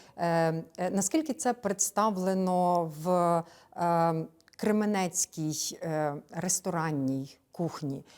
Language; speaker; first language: Ukrainian; native; Ukrainian